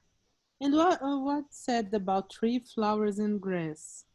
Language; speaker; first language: English; non-native, learner; Portuguese